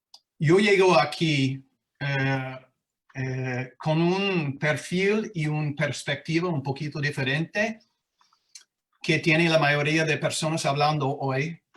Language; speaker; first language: Spanish; non-native, fluent; English